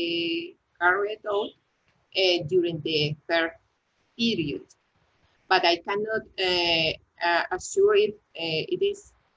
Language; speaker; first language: English; non-native, learner; Spanish